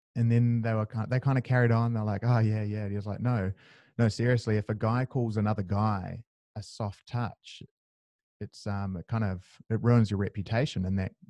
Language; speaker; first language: English; native; English